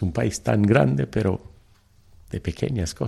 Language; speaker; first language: Spanish; early bilingual, heritage; Telugu